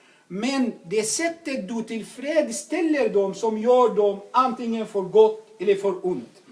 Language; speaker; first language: Swedish; non-native, fluent; Arabic